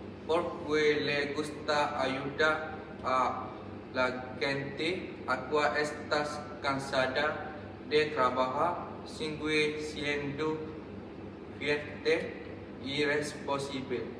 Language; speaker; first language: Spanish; non-native, learner; Malay